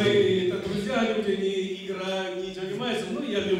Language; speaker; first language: Russian; non-native, learner; Korean